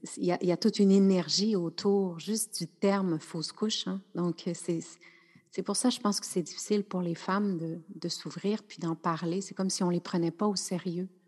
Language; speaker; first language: French; native; French